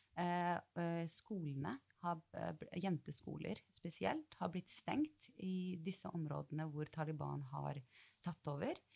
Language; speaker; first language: Norwegian; early bilingual, other home language; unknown